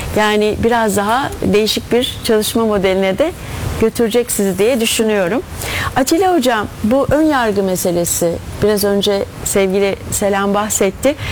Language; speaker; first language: Turkish; native; Turkish